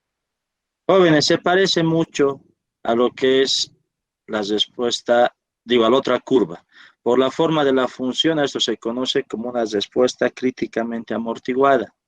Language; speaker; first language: Spanish; native; Spanish